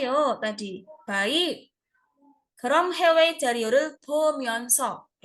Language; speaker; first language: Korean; non-native, fluent; Indonesian